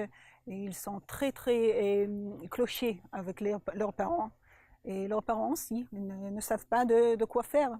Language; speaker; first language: French; non-native, learner; Hebrew